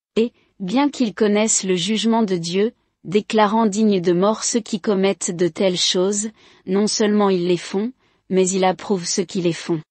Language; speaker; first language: French; non-native, local second language; Rundi